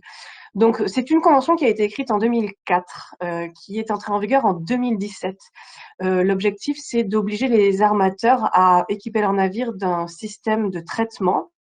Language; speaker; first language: French; native; French